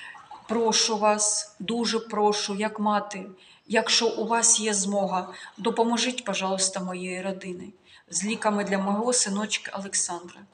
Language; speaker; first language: Ukrainian; non-native, local second language; Russian